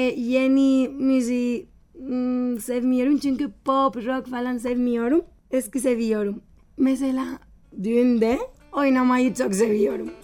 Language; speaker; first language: Turkish; non-native, learner; Spanish